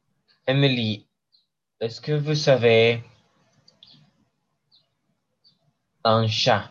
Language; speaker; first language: French; non-native, learner; English